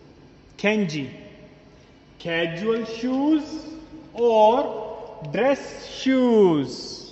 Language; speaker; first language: English; non-native, fluent; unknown